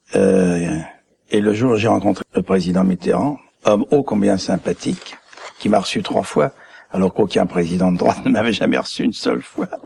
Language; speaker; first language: French; native; French